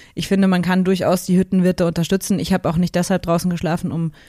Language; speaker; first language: German; native; German